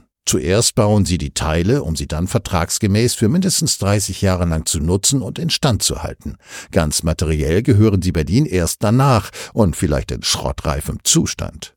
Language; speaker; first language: German; native; German